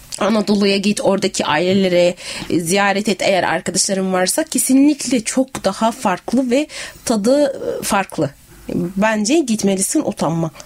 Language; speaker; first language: Turkish; native; Turkish